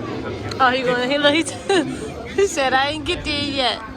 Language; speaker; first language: English; native; English